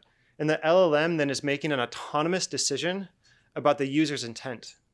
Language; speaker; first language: English; native; English